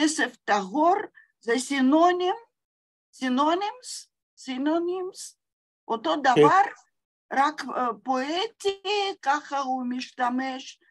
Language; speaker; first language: Hebrew; non-native, learner; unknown